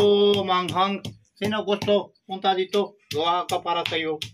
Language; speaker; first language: Filipino; non-native, learner; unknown